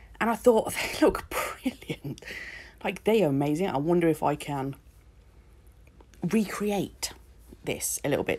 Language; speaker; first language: English; native; English